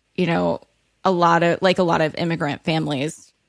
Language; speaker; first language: English; early bilingual, other home language; Hebrew